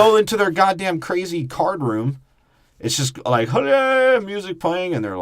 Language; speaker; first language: English; native; English